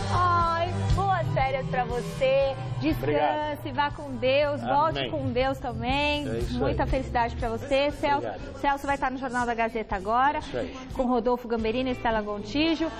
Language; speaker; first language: Portuguese; native; Portuguese